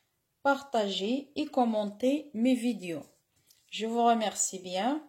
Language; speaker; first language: French; non-native, local second language; Arabic